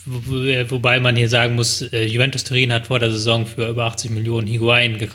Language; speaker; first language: German; native; German